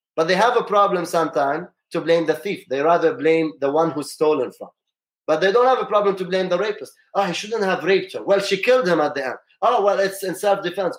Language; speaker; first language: English; non-native, fluent; Arabic